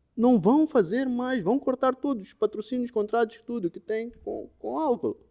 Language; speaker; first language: Portuguese; native; Portuguese